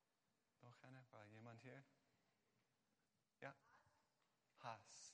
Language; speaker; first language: German; non-native, fluent; Hungarian